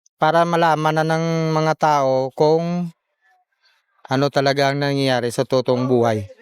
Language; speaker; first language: Filipino; non-native, local second language; Cebuano